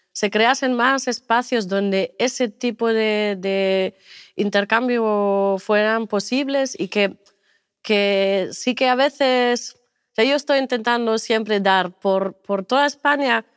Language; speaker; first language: Spanish; non-native, fluent; German